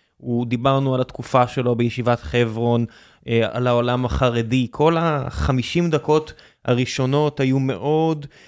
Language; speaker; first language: Hebrew; native; Hebrew